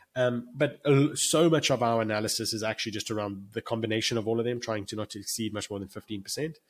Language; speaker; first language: English; native; English